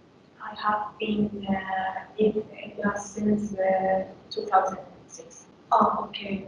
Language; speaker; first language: English; non-native, learner; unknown